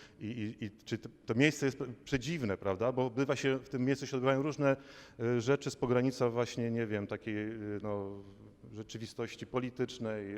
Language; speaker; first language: Polish; native; Polish